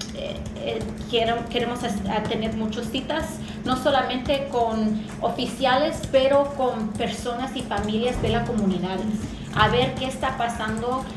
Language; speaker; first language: Spanish; non-native, learner; English